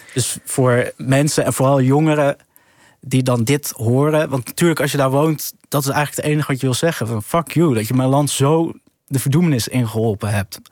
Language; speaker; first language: Dutch; early bilingual, other home language; Arabic